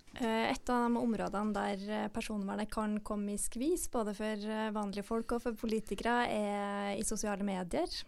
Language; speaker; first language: Norwegian; native; Norwegian